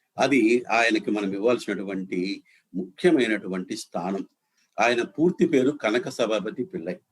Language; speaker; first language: Telugu; native; Telugu